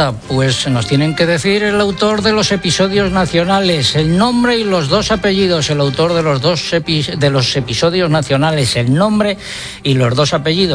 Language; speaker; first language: Spanish; native; Spanish